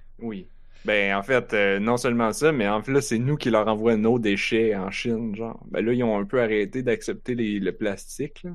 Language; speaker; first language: French; native; French